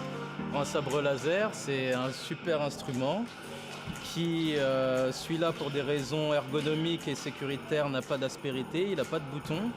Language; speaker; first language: French; native; French